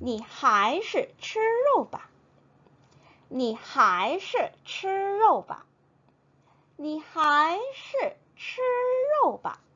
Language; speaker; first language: Chinese; non-native, fluent; Korean